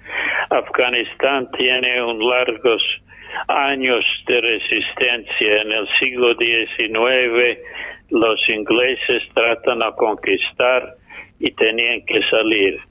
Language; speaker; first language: Spanish; non-native, fluent; English